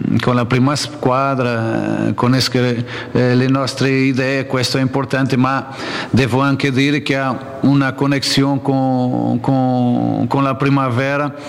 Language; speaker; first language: Italian; non-native, learner; Portuguese